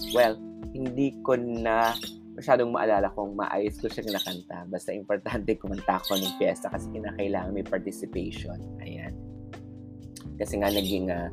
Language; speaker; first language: English; non-native, local second language; Filipino